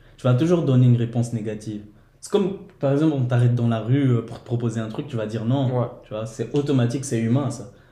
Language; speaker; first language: French; early bilingual, other home language; Portuguese